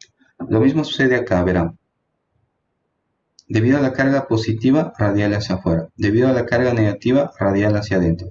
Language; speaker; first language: Spanish; native; Spanish